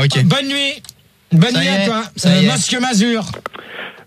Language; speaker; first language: French; native; French